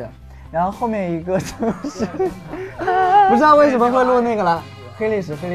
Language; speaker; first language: Chinese; native; Chinese